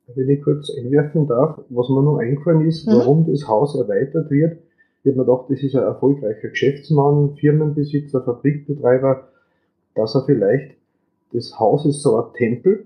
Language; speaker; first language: German; native; German